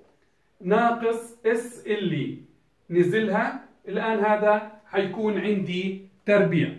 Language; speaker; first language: Arabic; native; Arabic